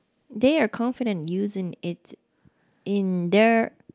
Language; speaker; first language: English; non-native, fluent; Japanese